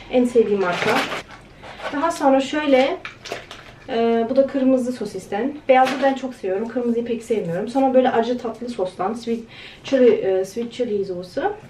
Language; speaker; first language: Turkish; early bilingual, heritage; Turkish